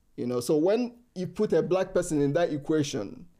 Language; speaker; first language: English; non-native, local second language; Igbo